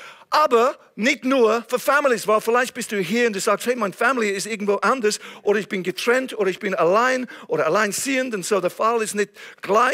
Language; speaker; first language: German; non-native, fluent; English